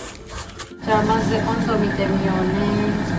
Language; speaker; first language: Japanese; non-native, learner; Georgian